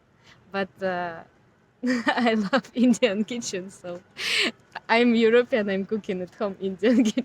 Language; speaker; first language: English; non-native, learner; Ukrainian